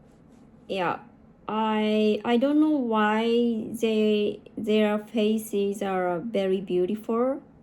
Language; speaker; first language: English; non-native, learner; Japanese